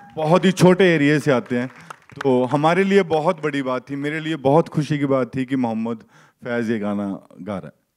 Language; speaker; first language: Hindi; native; Hindi